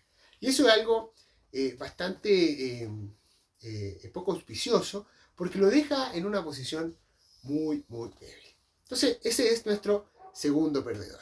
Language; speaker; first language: Spanish; native; Spanish